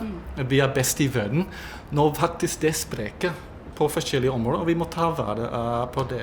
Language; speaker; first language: Norwegian; non-native, fluent; English